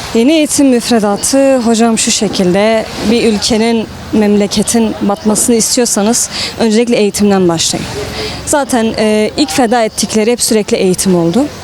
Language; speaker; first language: Turkish; non-native, local second language; Kurdish